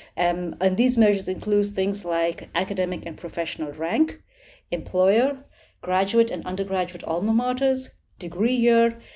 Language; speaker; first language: English; non-native, local second language; Hindi